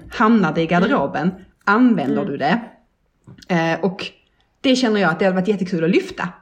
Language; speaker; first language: Swedish; native; Swedish